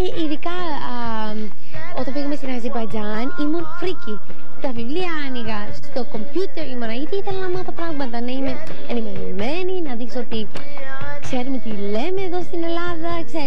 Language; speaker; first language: Greek; early bilingual, heritage; English